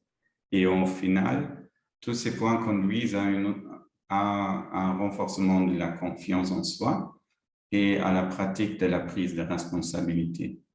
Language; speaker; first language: French; non-native, local second language; Luxembourgish